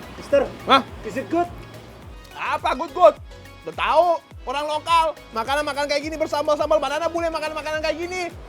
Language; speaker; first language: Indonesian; early bilingual, other home language; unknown